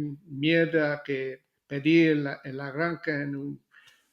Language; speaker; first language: Spanish; non-native, fluent; English